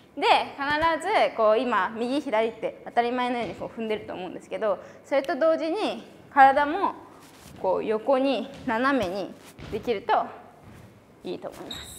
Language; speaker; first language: Japanese; native; Japanese